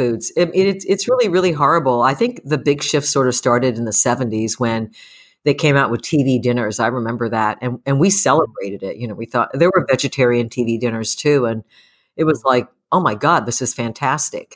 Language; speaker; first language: English; early bilingual, other home language; Japanese